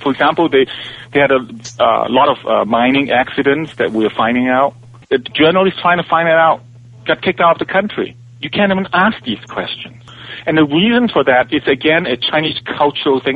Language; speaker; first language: English; non-native, local second language; Cantonese